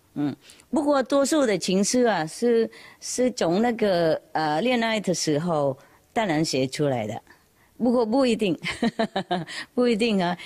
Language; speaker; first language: Chinese; non-native, fluent; Vietnamese